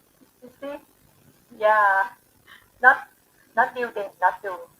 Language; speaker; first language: English; non-native, learner; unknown